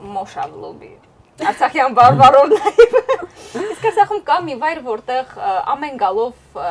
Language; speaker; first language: Armenian; native; Armenian